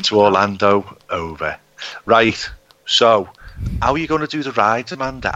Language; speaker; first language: English; native; English